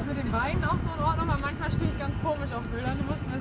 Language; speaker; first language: German; native; German